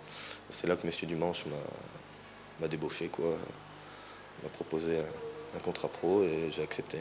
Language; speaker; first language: French; native; French